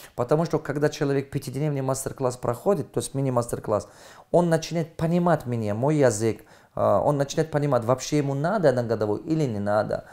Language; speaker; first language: Russian; non-native, fluent; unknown